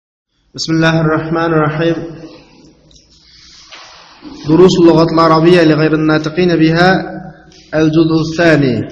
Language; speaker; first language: Arabic; non-native, fluent; Uzbek